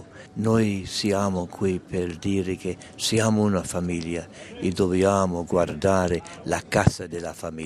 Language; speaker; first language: Italian; non-native, fluent; English